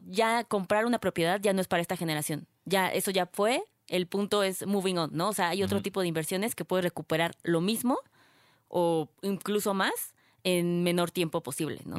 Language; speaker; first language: Spanish; native; Spanish